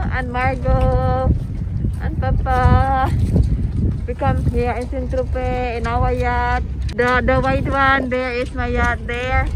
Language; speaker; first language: English; non-native, local second language; Filipino